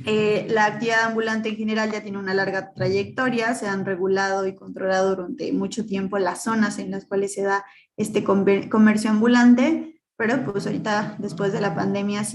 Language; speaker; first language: Spanish; native; Spanish